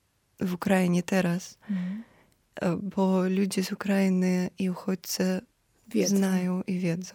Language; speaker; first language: Polish; non-native, fluent; Ukrainian